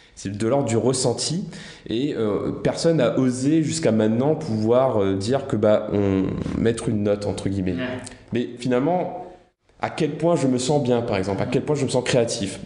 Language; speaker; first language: French; native; French